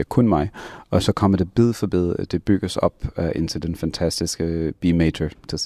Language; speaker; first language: Danish; non-native, fluent; English